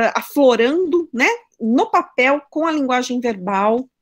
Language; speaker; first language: Portuguese; native; Portuguese